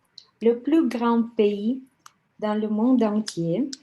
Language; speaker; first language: French; non-native, fluent; Russian